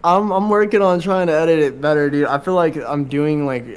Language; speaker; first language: English; native; English